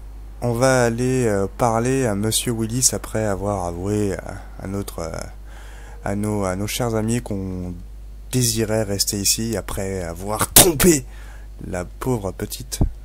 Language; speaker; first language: French; native; French